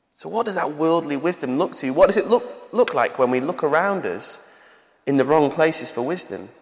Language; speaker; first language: English; native; English